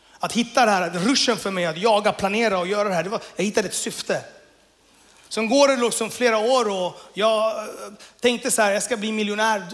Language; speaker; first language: Swedish; early bilingual, other home language; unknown